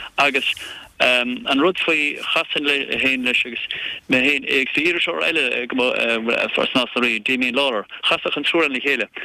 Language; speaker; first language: Irish; native; Irish